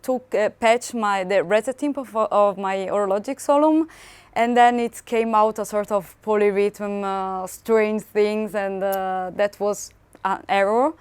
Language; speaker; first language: English; non-native, fluent; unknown